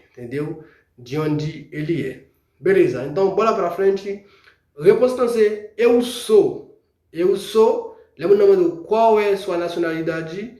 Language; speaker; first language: Portuguese; non-native, fluent; Haitian Creole